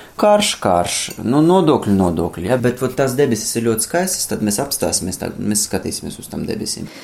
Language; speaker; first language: Latvian; non-native, local second language; Russian